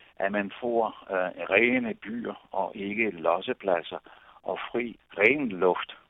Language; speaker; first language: Danish; non-native, fluent; Italian